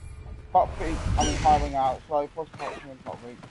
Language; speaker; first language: English; native; English